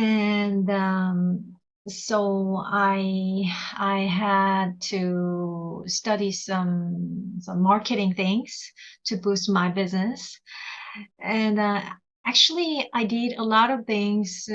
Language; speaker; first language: English; non-native, learner; Korean